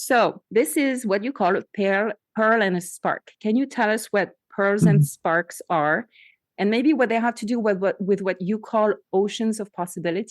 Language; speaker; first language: English; non-native, fluent; French